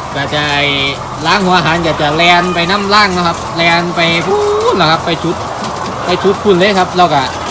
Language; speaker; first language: Thai; native; Thai